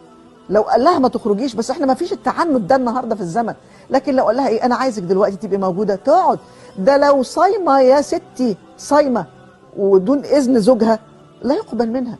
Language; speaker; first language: Arabic; native; Arabic